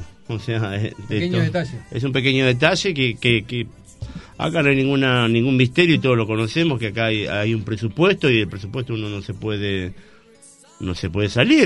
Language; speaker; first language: Spanish; native; Spanish